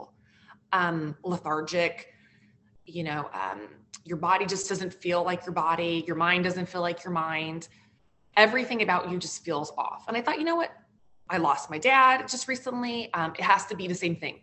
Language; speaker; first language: English; native; English